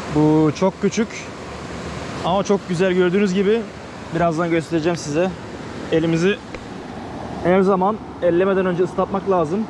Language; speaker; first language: Turkish; early bilingual, heritage; Norwegian